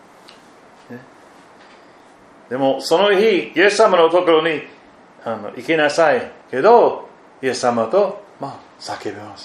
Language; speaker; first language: Japanese; non-native, fluent; German